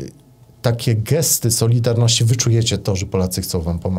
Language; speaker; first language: Polish; native; Polish